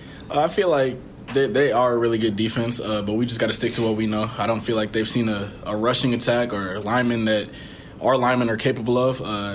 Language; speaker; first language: English; native; English